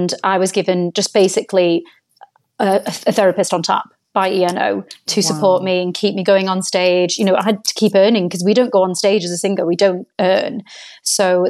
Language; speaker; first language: English; native; English